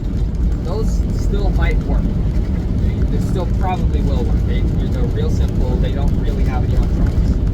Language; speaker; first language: English; native; English